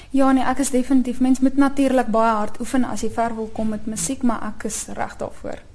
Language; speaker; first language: Afrikaans; native; Afrikaans